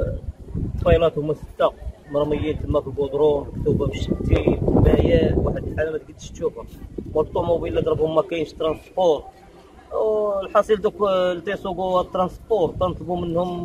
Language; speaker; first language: Arabic; native; Arabic